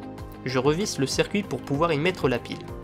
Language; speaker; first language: French; native; French